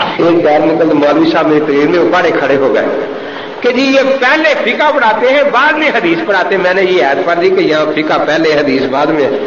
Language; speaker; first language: Urdu; non-native, local second language; Punjabi